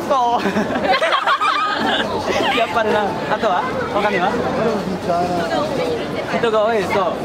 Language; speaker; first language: Japanese; non-native, learner; Indonesian